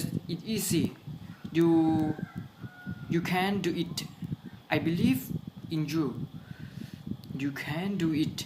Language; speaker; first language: English; non-native, learner; Thai